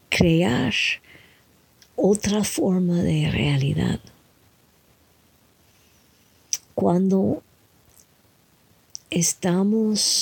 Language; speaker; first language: Spanish; non-native, learner; English